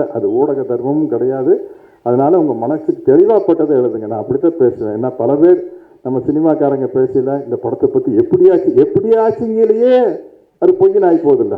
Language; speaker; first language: Tamil; native; Tamil